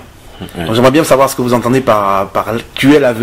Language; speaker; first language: French; native; French